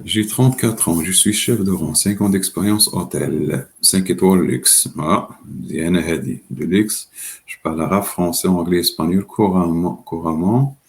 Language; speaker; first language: French; non-native, local second language; Arabic